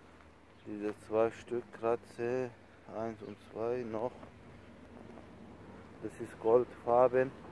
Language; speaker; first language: German; non-native, learner; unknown